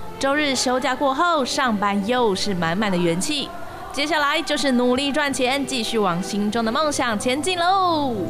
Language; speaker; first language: Chinese; native; Chinese